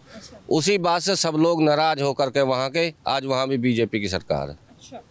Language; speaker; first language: Hindi; native; Hindi